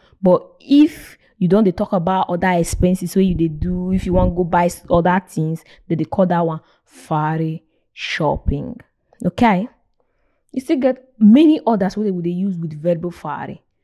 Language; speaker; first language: English; non-native, local second language; Igbo